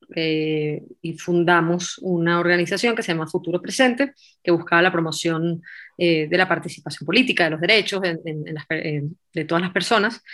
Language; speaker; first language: Spanish; native; Spanish